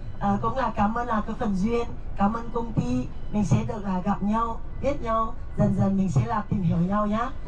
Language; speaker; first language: Vietnamese; non-native, fluent; Chinese